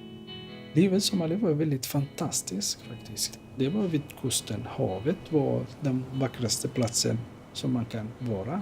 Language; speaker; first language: Swedish; non-native, fluent; Somali